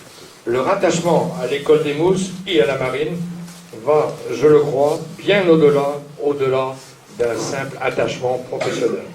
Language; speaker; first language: French; native; French